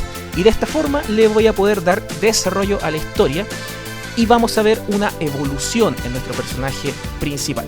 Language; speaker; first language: Spanish; native; Spanish